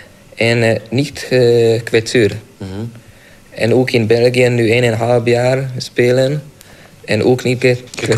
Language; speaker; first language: Dutch; non-native, learner; Hungarian